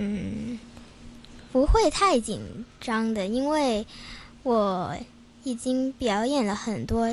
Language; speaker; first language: Chinese; non-native, local second language; Cantonese